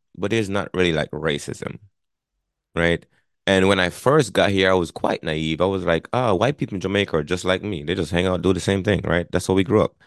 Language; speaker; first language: English; non-native, local second language; Jamaican Creole English